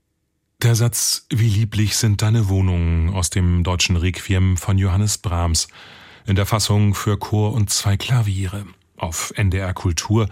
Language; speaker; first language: German; native; German